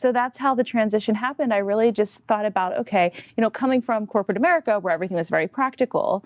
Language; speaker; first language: English; native; English